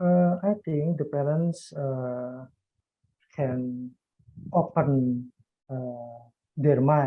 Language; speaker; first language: English; non-native, learner; Indonesian